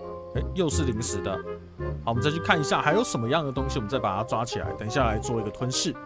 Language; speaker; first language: Chinese; native; Chinese